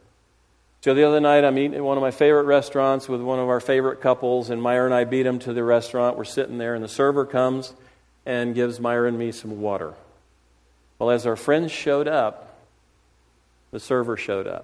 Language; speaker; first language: English; native; English